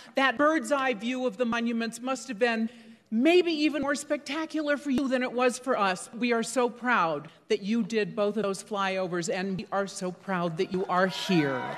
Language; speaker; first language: English; native; English